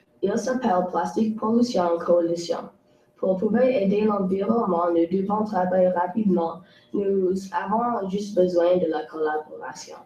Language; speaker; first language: French; non-native, local second language; English